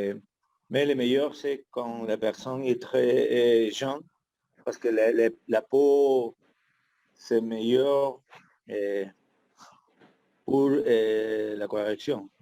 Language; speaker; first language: French; non-native, learner; Spanish